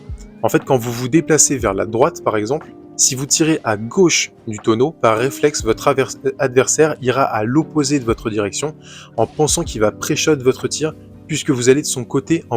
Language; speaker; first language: French; native; French